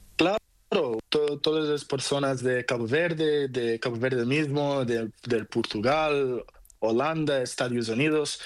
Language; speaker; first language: Spanish; non-native, learner; Portuguese